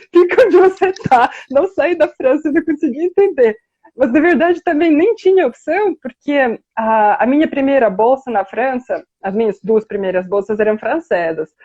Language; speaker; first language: Portuguese; non-native, fluent; Russian